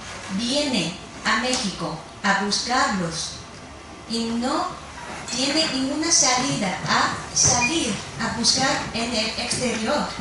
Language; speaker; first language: Spanish; non-native, fluent; Chinese